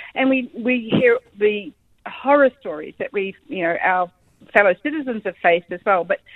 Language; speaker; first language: English; native; English